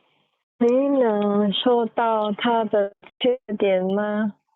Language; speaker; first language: Chinese; non-native, learner; Indonesian